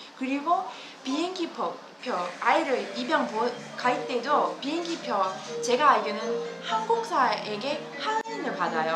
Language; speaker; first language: Korean; non-native, fluent; English